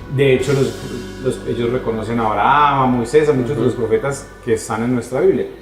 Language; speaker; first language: Spanish; native; Spanish